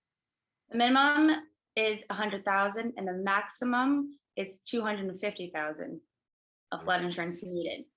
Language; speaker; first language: English; native; English